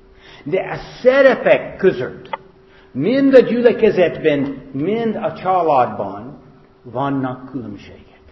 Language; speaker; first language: Hungarian; non-native, fluent; English